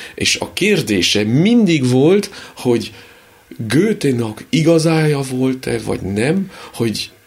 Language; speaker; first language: Hungarian; early bilingual, other home language; French